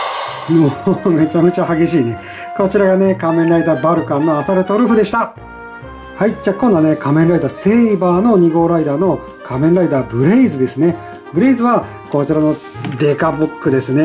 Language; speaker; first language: Japanese; native; Japanese